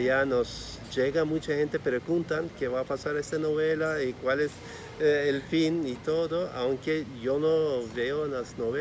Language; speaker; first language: Spanish; non-native, fluent; Turkish